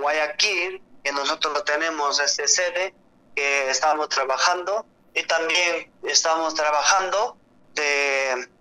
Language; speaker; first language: Spanish; non-native, learner; Korean